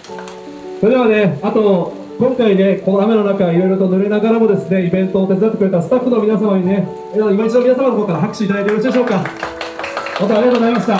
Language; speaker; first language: Japanese; native; Japanese